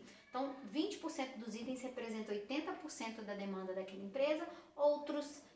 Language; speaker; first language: Portuguese; native; Portuguese